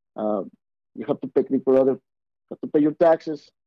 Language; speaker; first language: English; non-native, fluent; Spanish